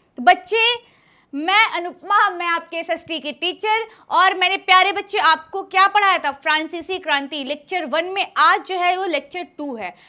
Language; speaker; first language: Hindi; native; Hindi